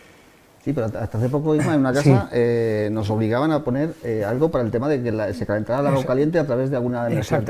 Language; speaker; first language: Spanish; native; Spanish